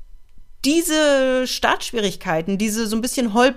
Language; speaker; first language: German; native; German